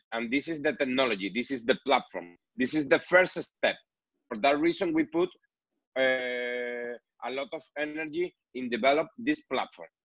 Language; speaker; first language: English; non-native, learner; Spanish